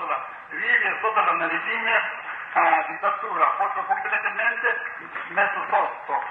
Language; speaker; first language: Italian; non-native, learner; Tibetan